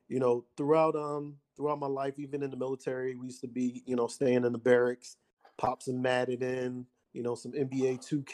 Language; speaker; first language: English; native; English